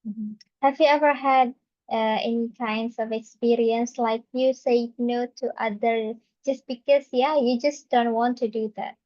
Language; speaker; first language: English; non-native, fluent; Indonesian